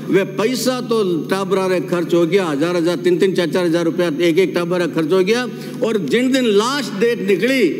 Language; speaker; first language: Hindi; native; Hindi